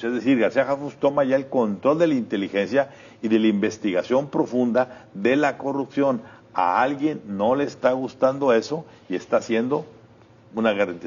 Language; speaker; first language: Spanish; native; Spanish